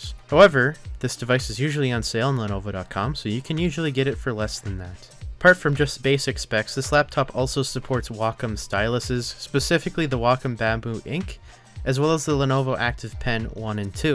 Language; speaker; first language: English; native; English